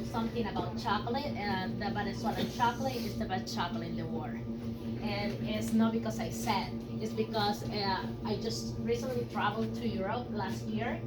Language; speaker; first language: English; early bilingual, heritage; Spanish